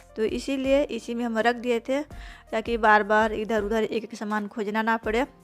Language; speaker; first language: Hindi; native; Hindi